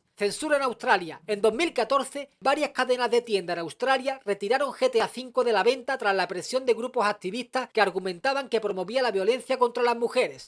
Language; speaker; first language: Spanish; native; Spanish